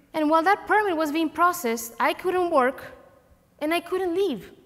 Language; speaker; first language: English; non-native, fluent; Spanish